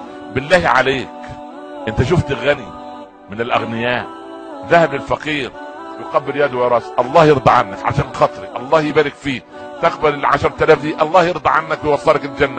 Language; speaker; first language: Arabic; native; Arabic